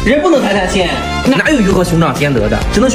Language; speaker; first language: Chinese; native; Chinese